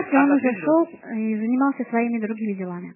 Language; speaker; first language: Russian; native; Russian